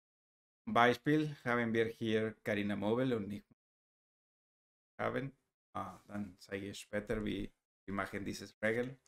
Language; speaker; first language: German; non-native, learner; Spanish